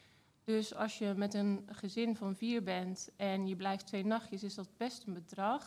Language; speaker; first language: Dutch; native; Dutch